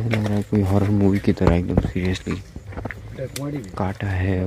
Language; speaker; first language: Hindi; non-native, local second language; Marwari